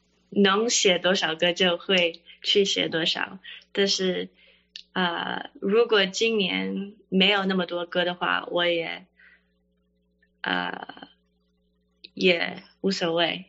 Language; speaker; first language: Chinese; early bilingual, heritage; Chinese